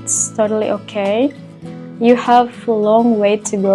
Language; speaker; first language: English; non-native, fluent; Indonesian